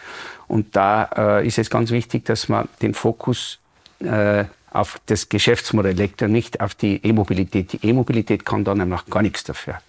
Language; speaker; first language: German; native; German